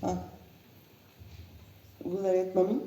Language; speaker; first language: French; native; French